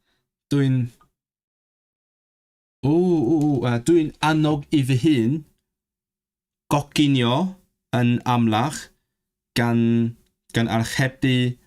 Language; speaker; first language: Welsh; non-native, learner; Cantonese